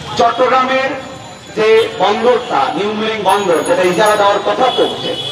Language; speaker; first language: Bangla; native; Bangla